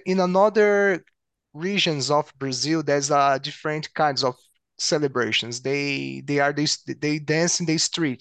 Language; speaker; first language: English; non-native, learner; Portuguese